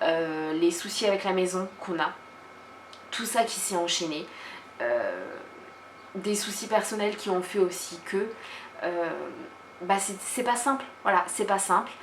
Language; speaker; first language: French; native; French